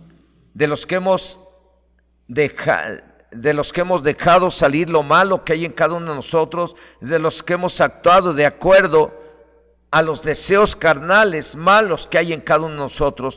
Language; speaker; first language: Spanish; native; Spanish